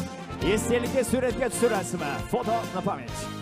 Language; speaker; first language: Kazakh; native; Kazakh